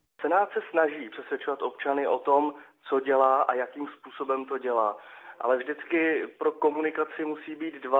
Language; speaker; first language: Czech; native; Czech